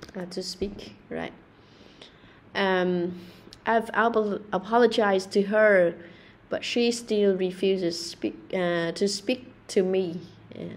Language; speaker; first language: English; non-native, fluent; Vietnamese